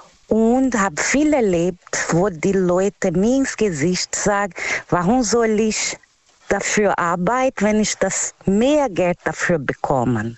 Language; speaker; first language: German; non-native, learner; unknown